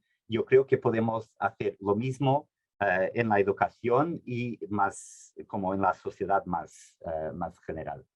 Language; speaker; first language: Spanish; non-native, fluent; Portuguese